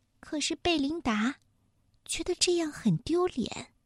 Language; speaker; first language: Chinese; native; Chinese